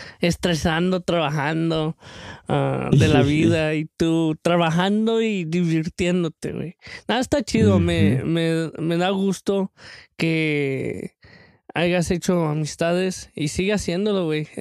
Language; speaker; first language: Spanish; early bilingual, other home language; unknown